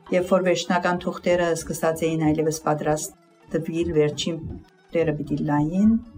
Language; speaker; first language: Armenian; early bilingual, heritage; Armenian